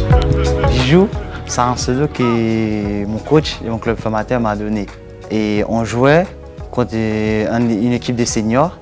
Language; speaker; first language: French; non-native, local second language; Haitian Creole